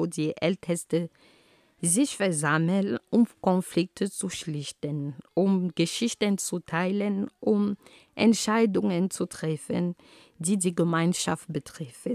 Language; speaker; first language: German; non-native, fluent; Ghomala